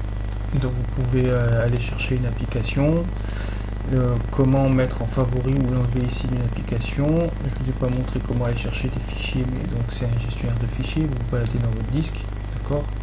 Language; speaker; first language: French; native; French